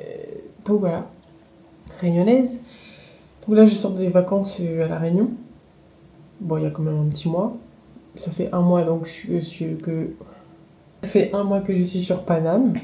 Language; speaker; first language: French; native; French